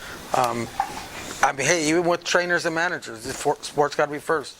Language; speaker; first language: English; native; English